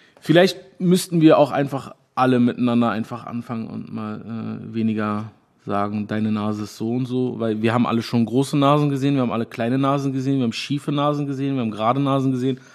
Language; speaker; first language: German; native; German